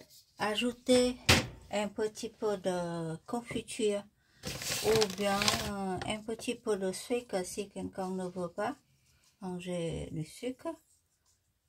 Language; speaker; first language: French; non-native, fluent; Vietnamese